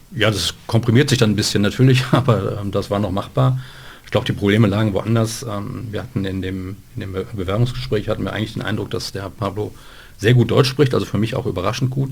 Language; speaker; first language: German; native; German